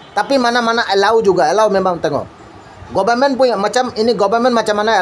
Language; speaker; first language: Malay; non-native, learner; Bangla